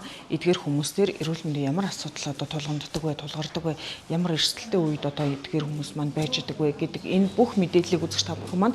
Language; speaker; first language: Mongolian; native; Mongolian